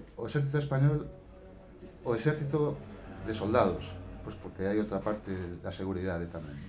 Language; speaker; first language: Galician; native; Galician